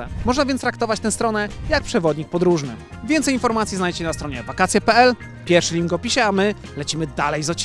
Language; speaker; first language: Polish; native; Polish